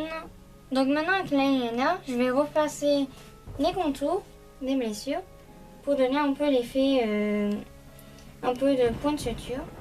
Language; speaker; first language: French; native; French